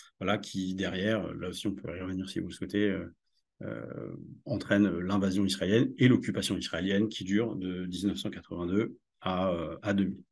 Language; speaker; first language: French; native; French